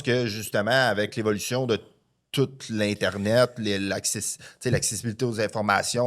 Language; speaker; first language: French; native; French